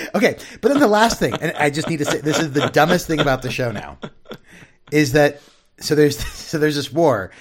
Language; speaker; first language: English; native; English